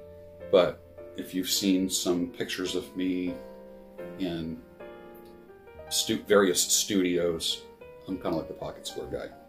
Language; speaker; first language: English; native; English